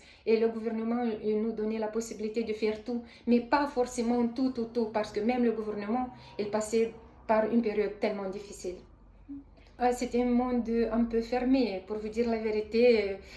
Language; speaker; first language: French; non-native, fluent; Romanian